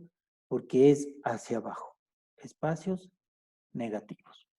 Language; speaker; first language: Spanish; native; Spanish